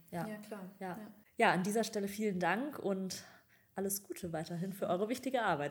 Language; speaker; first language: German; native; German